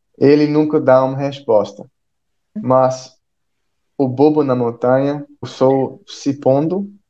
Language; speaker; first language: Portuguese; non-native, fluent; English